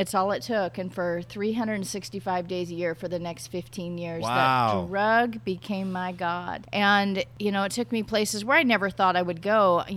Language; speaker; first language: English; native; English